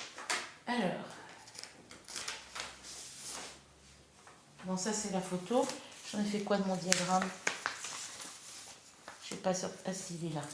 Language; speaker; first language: French; native; French